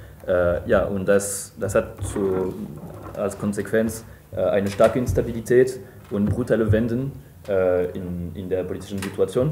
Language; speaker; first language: German; non-native, fluent; French